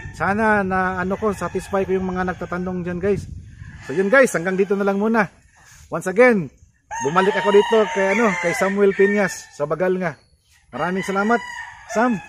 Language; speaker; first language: Filipino; non-native, local second language; Cebuano